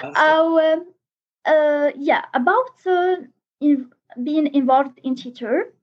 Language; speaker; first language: English; non-native, learner; Arabic